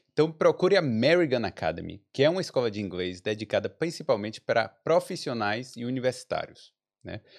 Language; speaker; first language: Portuguese; native; Portuguese